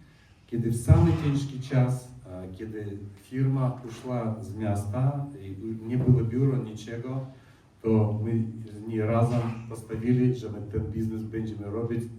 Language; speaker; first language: Polish; non-native, learner; Russian